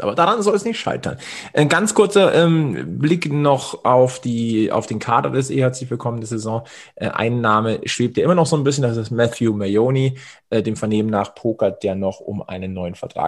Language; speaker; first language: German; native; German